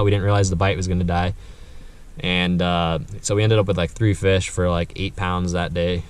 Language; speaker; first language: English; native; English